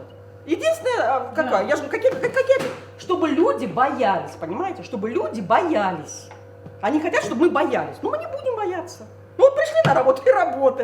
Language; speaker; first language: Russian; native; Russian